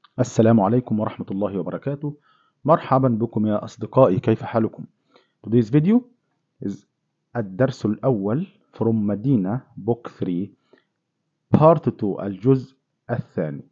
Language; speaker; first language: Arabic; non-native, fluent; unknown